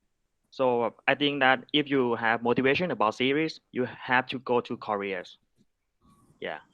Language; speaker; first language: English; non-native, learner; Thai